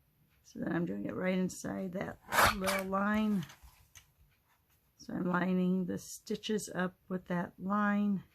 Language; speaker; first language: English; native; English